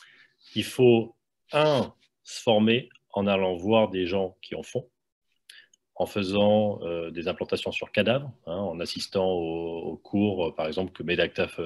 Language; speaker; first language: French; native; French